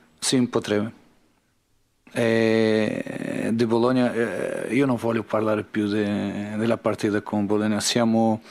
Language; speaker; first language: Italian; non-native, learner; Portuguese